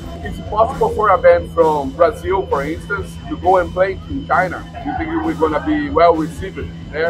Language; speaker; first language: English; non-native, learner; Portuguese